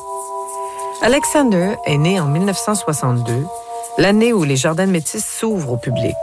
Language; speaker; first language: French; native; French